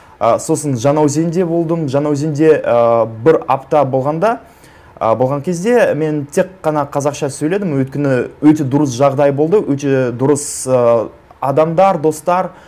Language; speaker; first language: Kazakh; non-native, local second language; Russian